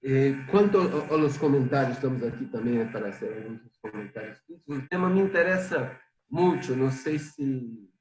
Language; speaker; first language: Spanish; non-native, fluent; Portuguese